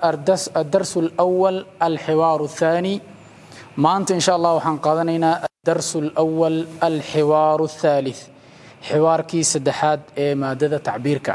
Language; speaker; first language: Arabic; non-native, local second language; Somali